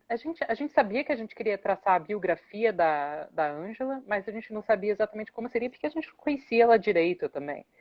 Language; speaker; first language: Portuguese; non-native, fluent; English